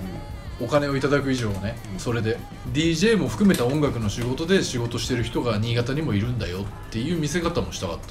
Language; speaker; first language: Japanese; native; Japanese